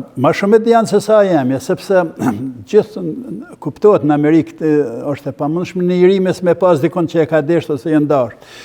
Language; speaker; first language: Albanian; native; Albanian